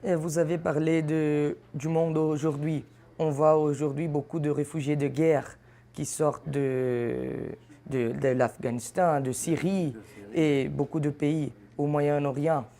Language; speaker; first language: French; non-native, fluent; Portuguese